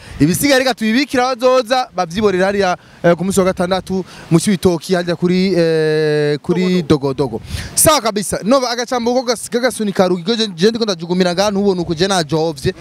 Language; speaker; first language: Rundi; native; Rundi